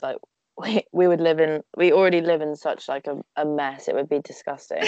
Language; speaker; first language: English; native; English